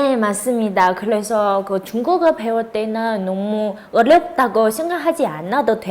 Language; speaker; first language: Korean; non-native, fluent; Chinese